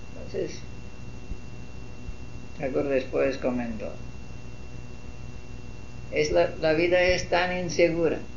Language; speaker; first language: Spanish; non-native, fluent; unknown